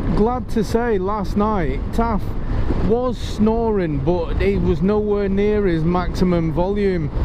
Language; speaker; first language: English; native; English